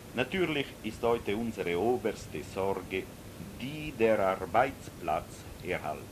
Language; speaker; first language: German; non-native, local second language; Italian